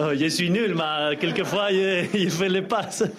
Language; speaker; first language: French; non-native, learner; Spanish